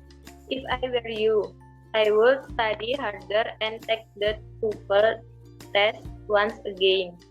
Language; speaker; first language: English; non-native, learner; Indonesian